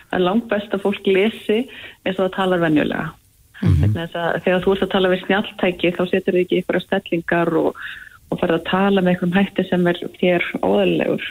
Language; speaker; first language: Icelandic; native; Icelandic